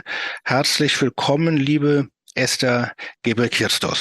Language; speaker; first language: German; native; German